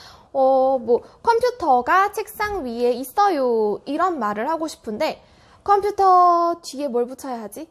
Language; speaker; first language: Korean; native; Korean